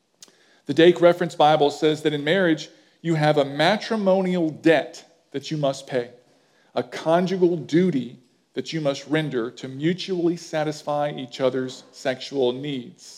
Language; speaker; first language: English; native; English